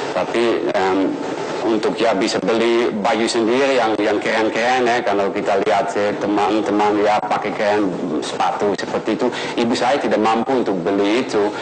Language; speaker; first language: Indonesian; non-native, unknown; Dutch